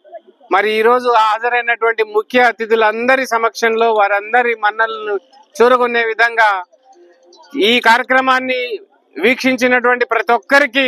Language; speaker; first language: Telugu; native; Telugu